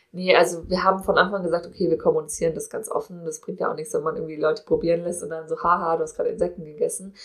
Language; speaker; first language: German; native; German